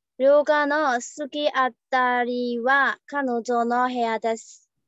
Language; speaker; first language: Japanese; non-native, learner; Burmese